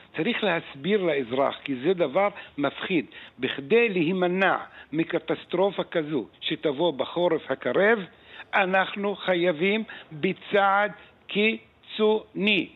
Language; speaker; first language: Hebrew; non-native, local second language; Arabic